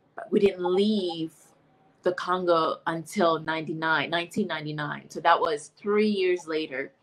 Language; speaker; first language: English; non-native, fluent; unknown